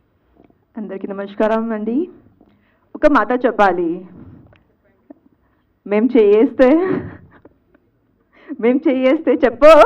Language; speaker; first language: Telugu; non-native, learner; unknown